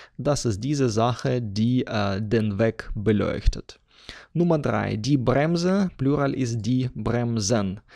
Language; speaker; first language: German; non-native, fluent; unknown